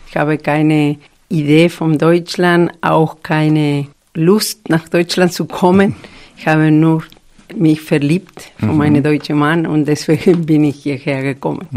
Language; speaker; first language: German; non-native, fluent; Spanish